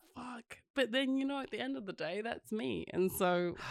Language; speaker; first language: English; native; English